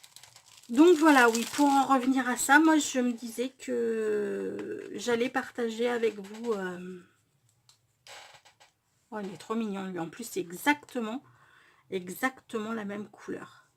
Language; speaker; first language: French; native; French